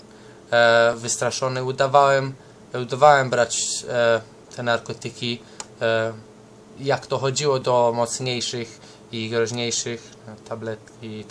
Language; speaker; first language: Polish; early bilingual, heritage; English